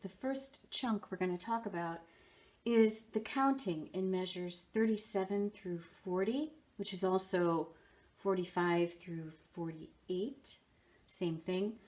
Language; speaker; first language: English; native; English